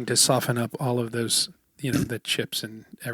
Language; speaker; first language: English; native; English